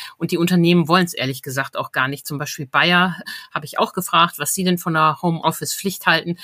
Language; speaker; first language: German; native; German